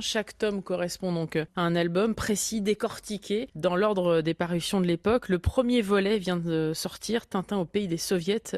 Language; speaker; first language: French; native; French